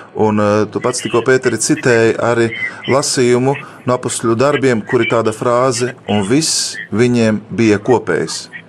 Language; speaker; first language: Latvian; native; Latvian